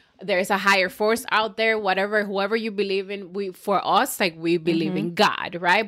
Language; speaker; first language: English; early bilingual, other home language; Spanish